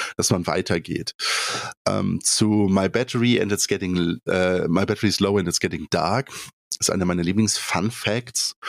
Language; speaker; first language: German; early bilingual, other home language; Polish